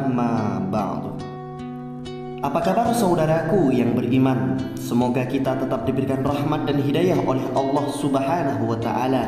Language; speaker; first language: Indonesian; native; Indonesian